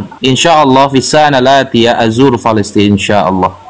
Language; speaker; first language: Arabic; non-native, learner; Indonesian